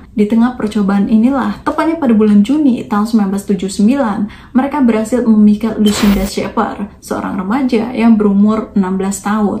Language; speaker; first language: Indonesian; native; Indonesian